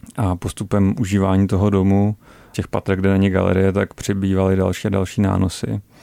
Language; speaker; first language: Czech; native; Czech